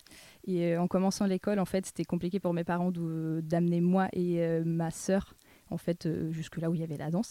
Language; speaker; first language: French; non-native, fluent; Russian